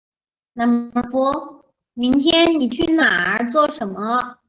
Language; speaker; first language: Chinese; non-native, fluent; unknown